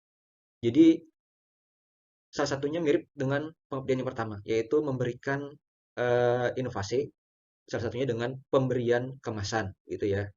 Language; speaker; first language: Indonesian; native; Indonesian